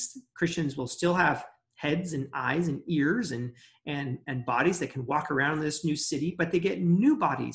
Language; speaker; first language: English; native; English